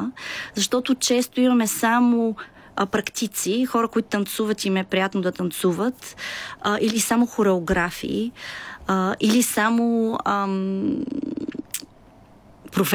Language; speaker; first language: Bulgarian; native; Bulgarian